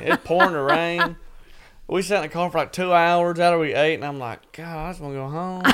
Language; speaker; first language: English; native; English